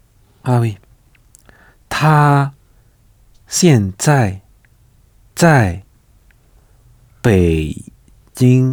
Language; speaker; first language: Chinese; non-native, learner; French